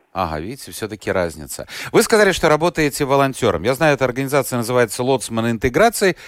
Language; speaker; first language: Russian; native; Russian